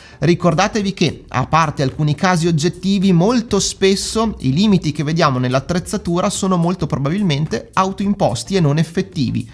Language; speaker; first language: Italian; native; Italian